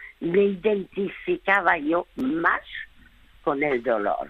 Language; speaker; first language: Spanish; early bilingual, other home language; French